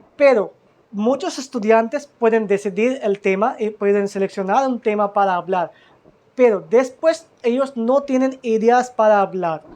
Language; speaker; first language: Spanish; non-native, fluent; Hindi